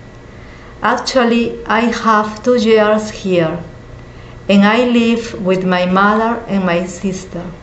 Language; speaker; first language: English; non-native, learner; Spanish